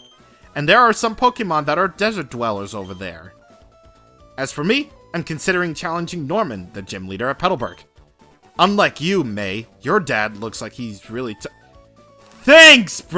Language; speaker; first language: English; native; English